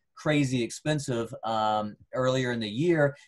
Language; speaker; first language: English; native; English